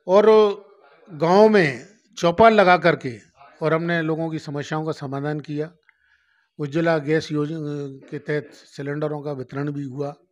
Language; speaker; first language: Hindi; native; Hindi